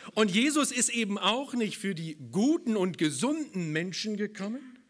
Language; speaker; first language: German; native; German